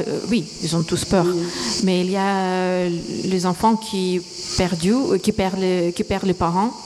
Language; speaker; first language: French; non-native, fluent; Ukrainian